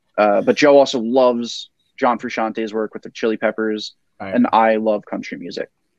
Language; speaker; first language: English; native; English